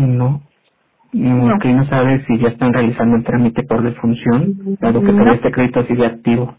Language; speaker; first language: Spanish; native; Spanish